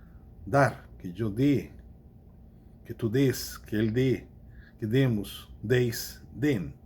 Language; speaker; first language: Spanish; non-native, fluent; Portuguese